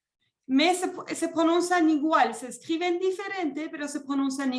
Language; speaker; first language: Spanish; non-native, fluent; French